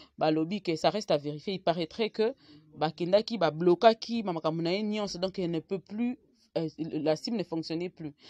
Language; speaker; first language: French; non-native, local second language; Lingala